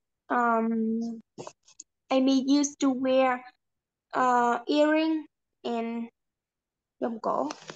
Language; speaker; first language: English; non-native, learner; Vietnamese